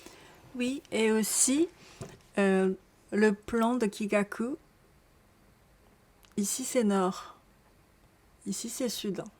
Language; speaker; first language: French; non-native, learner; Japanese